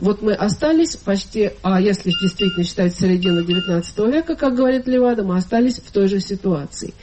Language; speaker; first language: Russian; native; Russian